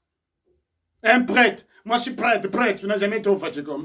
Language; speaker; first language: French; non-native, local second language; Kongo